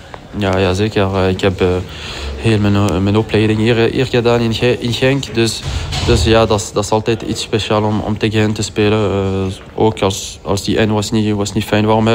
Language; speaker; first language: Dutch; non-native, local second language; French